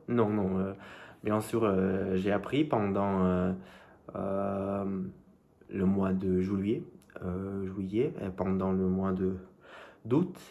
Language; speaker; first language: French; non-native, learner; Serbian